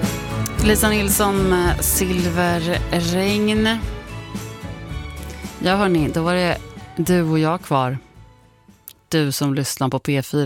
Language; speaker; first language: Swedish; native; Swedish